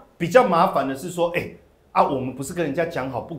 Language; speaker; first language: Chinese; native; Chinese